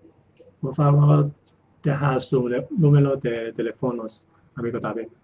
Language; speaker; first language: Spanish; non-native, learner; Chinese